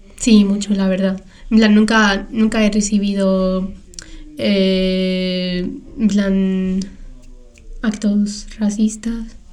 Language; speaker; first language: Spanish; early bilingual, other home language; Tachelhit